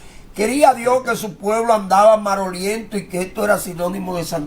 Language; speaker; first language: Spanish; native; Spanish